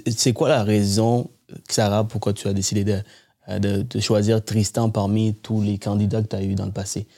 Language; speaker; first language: French; early bilingual, other home language; Tamil